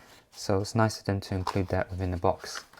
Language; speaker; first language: English; native; English